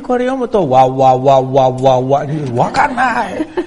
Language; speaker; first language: Japanese; non-native, learner; English